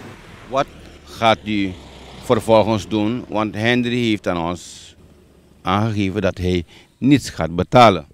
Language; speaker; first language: Dutch; native; Dutch